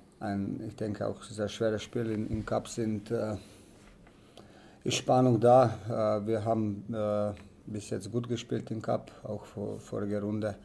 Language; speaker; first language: German; non-native, learner; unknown